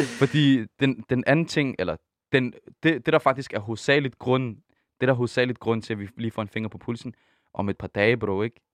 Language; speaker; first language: Danish; early bilingual, other home language; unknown